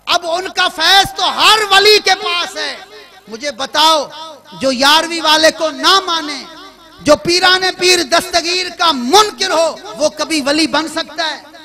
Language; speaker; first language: Urdu; non-native, local second language; Sindhi